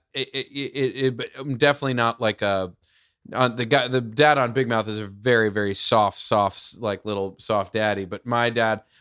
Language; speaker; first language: English; native; English